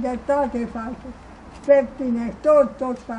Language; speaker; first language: Romanian; non-native, local second language; Hungarian